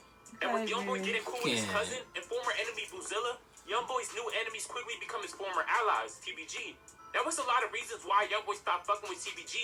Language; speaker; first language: English; native; English